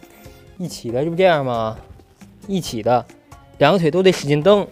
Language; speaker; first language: Chinese; native; Chinese